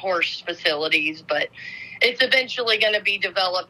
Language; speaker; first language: English; native; English